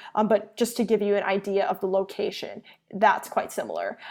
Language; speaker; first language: English; early bilingual, other home language; Chinese